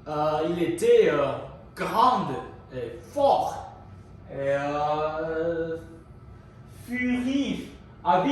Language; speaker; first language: French; non-native, learner; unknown